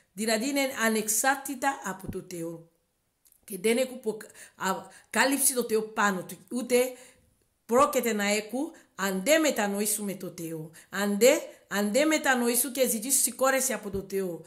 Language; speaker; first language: Greek; non-native, learner; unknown